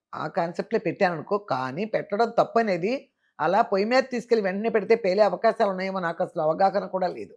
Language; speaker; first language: Telugu; native; Telugu